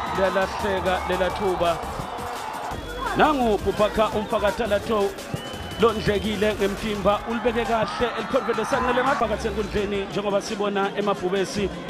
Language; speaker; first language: Zulu; non-native, local second language; Swati